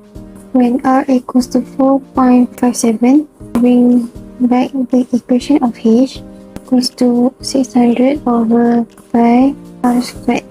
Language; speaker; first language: English; non-native, local second language; Malay